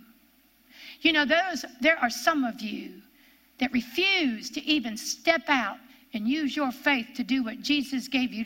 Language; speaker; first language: English; native; English